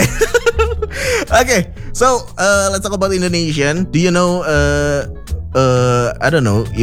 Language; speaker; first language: English; non-native, fluent; Indonesian